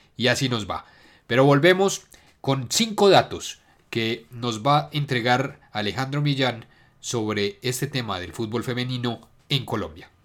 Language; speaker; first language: Spanish; native; Spanish